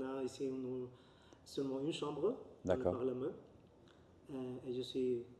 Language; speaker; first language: French; non-native, learner; Spanish